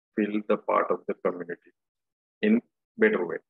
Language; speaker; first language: English; non-native, local second language; Gujarati